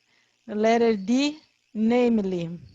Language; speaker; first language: English; non-native, learner; Portuguese